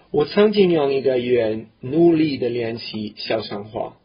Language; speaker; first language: Chinese; non-native, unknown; English